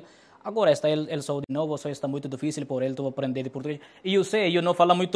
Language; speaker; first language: Portuguese; non-native, learner; Punjabi